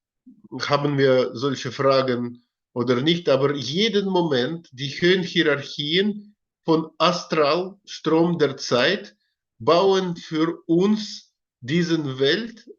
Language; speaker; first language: German; non-native, learner; Russian